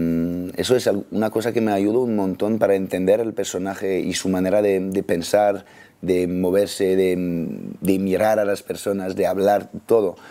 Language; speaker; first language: Spanish; non-native, fluent; French